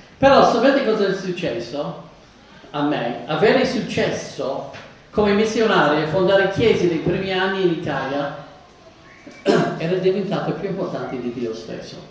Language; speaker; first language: Italian; non-native, fluent; English